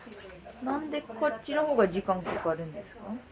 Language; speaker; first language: Japanese; non-native, fluent; English